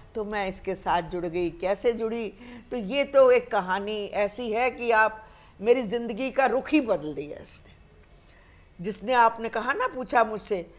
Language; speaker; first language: Hindi; native; Hindi